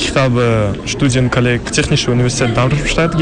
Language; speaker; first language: German; non-native, learner; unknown